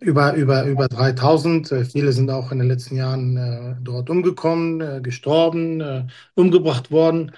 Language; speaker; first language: German; non-native, fluent; Kurdish